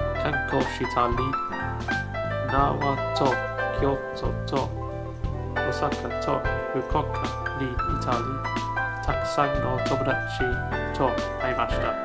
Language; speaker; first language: Japanese; non-native, learner; English